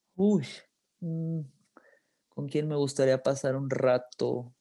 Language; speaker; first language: Spanish; early bilingual, heritage; Spanish